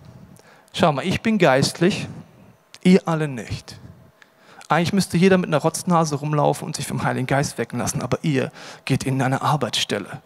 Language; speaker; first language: German; native; German